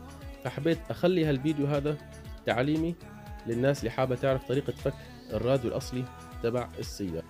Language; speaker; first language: Arabic; native; Arabic